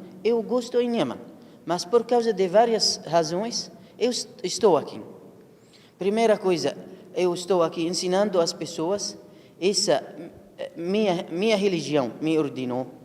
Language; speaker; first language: Portuguese; non-native, learner; Arabic